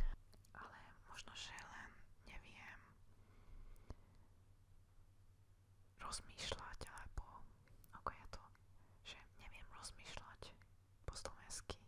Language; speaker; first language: Slovak; non-native, local second language; Hungarian